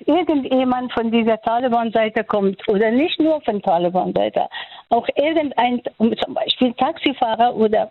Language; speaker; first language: German; non-native, fluent; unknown